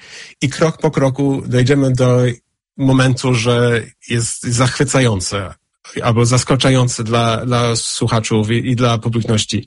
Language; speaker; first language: Polish; non-native, fluent; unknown